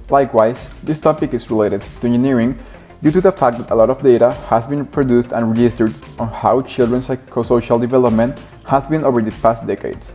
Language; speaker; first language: English; non-native, local second language; Spanish